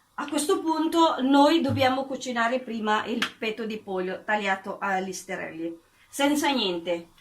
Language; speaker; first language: Italian; non-native, fluent; Filipino